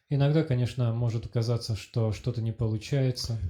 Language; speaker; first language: Russian; native; Russian